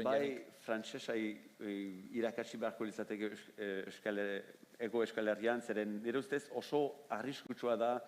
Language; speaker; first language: Basque; non-native, fluent; French